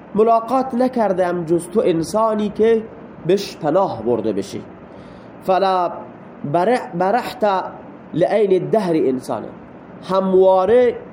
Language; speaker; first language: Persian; non-native, local second language; Baluchi